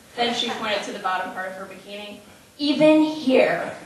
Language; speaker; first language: English; native; English